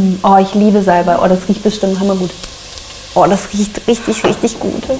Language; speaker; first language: German; native; German